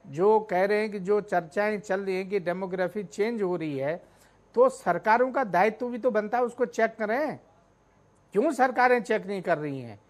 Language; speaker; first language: Hindi; native; Hindi